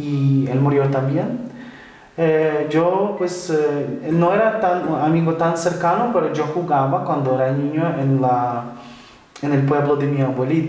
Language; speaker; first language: Spanish; non-native, fluent; Ukrainian